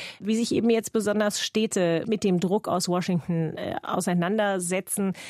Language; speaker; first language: German; non-native, fluent; English